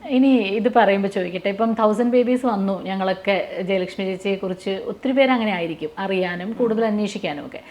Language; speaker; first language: Malayalam; native; Malayalam